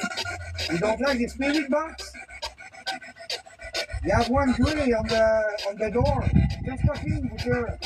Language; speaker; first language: English; non-native, local second language; French